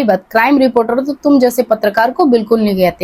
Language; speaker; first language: Hindi; native; Hindi